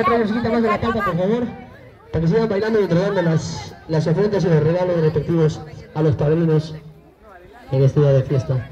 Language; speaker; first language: Spanish; native; Spanish